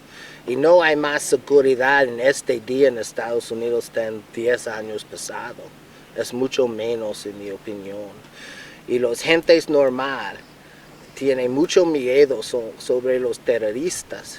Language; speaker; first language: Spanish; non-native, learner; English